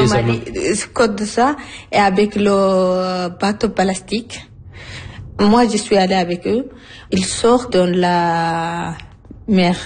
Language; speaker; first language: French; non-native, learner; Arabic